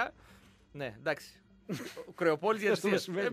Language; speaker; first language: Greek; native; Greek